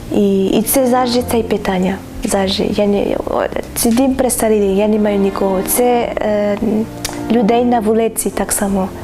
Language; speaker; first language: Ukrainian; non-native, learner; French